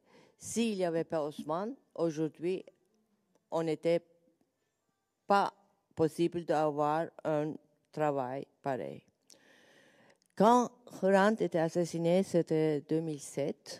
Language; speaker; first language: French; non-native, learner; Turkish